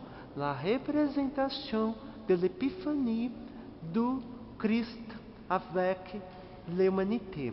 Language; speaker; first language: French; non-native, learner; Portuguese